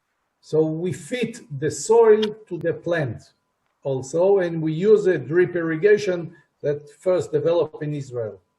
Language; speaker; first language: English; non-native, fluent; Hebrew